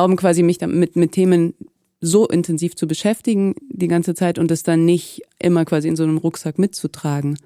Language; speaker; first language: German; early bilingual, other home language; Croatian